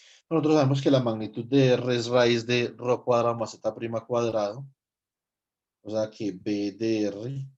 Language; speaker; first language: Spanish; native; Spanish